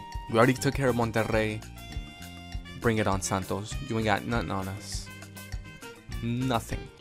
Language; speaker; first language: English; early bilingual, other home language; Spanish